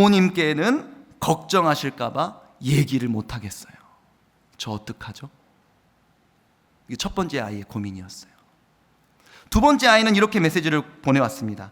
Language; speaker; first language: Korean; native; Korean